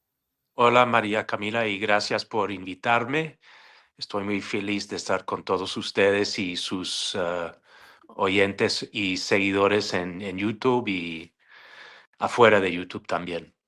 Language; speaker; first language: Spanish; non-native, fluent; English